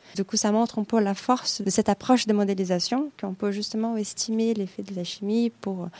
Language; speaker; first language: French; non-native, fluent; Portuguese